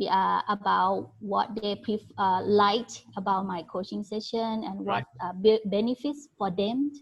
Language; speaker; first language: English; non-native, learner; Thai